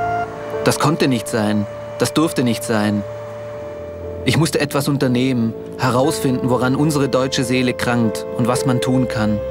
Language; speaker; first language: German; native; German